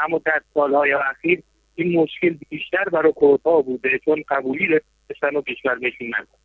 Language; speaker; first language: Persian; non-native, local second language; Kurdish